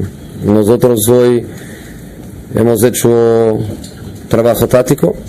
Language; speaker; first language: Spanish; non-native, fluent; Portuguese